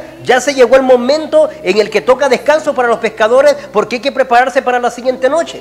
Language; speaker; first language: Spanish; native; Spanish